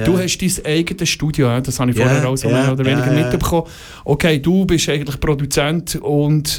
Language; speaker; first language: German; native; German